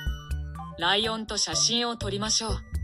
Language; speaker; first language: Japanese; non-native, learner; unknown